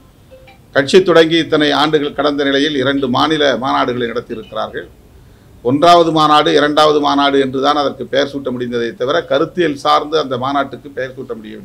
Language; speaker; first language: Tamil; native; Tamil